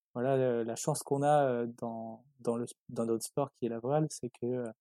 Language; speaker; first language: French; native; French